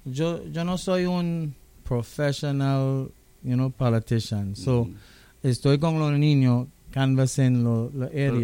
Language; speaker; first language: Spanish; non-native, local second language; English